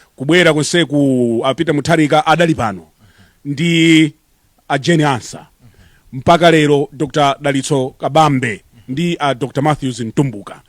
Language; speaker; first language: Nyanja; native; Nyanja